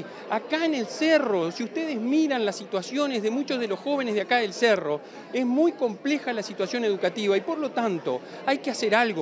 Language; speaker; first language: Spanish; native; Spanish